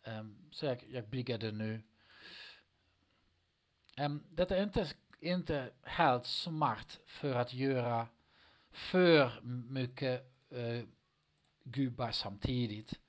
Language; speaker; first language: Swedish; non-native, learner; Dutch